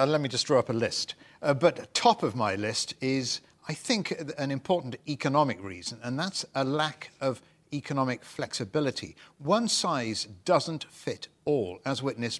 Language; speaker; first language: English; native; English